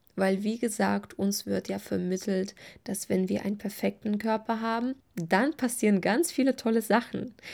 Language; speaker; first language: German; non-native, fluent; Russian